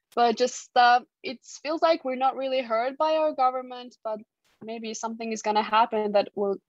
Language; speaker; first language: English; non-native, fluent; Georgian